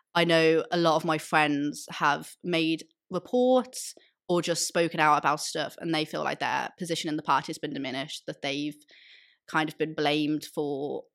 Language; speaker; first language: English; native; English